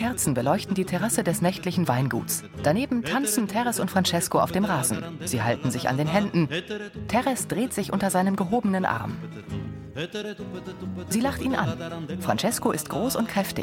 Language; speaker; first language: German; native; German